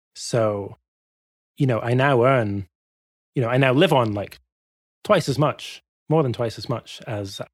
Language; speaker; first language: English; native; English